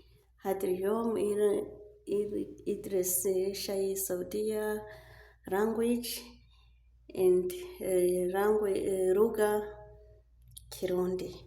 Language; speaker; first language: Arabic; non-native, learner; Rundi